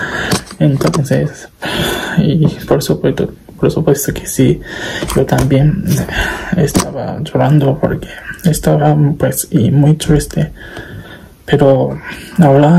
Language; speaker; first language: Spanish; non-native, learner; Japanese